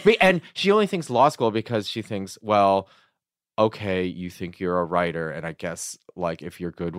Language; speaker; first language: English; native; English